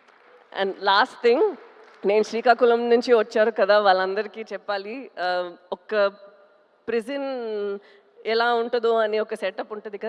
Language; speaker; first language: Telugu; non-native, fluent; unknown